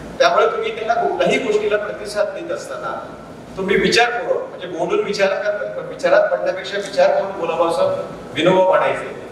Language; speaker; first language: Marathi; native; Marathi